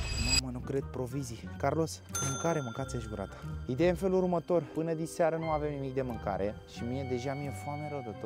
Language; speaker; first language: Romanian; native; Romanian